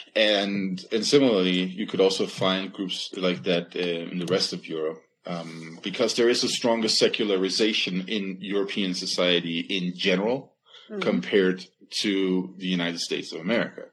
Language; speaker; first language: English; non-native, fluent; Danish